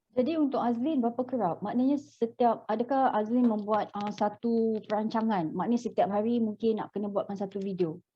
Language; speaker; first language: Malay; native; Malay